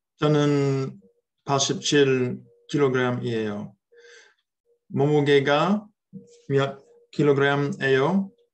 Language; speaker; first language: Korean; non-native, learner; English